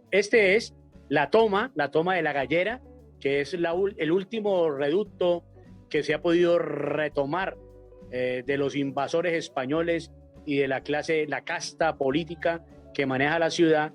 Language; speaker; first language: Spanish; native; Spanish